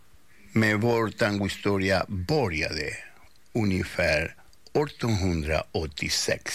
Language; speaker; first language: Swedish; non-native, fluent; Spanish